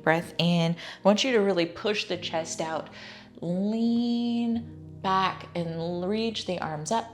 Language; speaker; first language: English; native; English